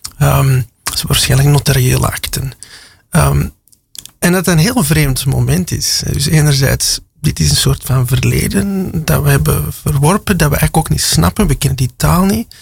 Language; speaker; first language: Dutch; native; Dutch